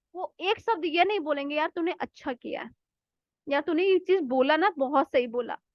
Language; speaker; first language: Hindi; native; Hindi